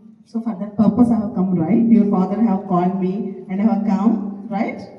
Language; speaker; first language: English; non-native, local second language; Telugu